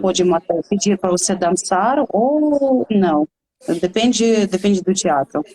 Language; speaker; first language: Portuguese; non-native, fluent; Russian